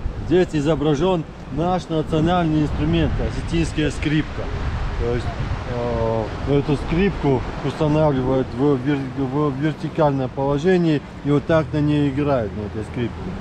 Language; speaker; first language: Russian; native; Russian